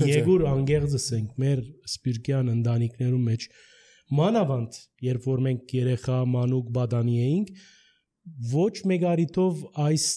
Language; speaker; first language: Armenian; early bilingual, heritage; Armenian